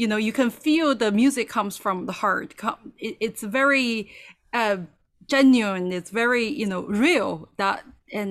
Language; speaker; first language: English; non-native, fluent; Chinese